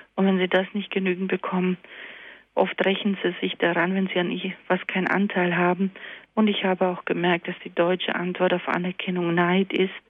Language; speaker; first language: German; early bilingual, other home language; Croatian